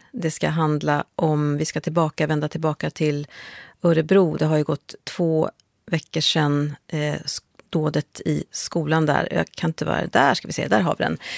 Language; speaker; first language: Swedish; native; Swedish